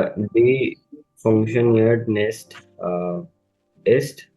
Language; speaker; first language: German; non-native, learner; Hindi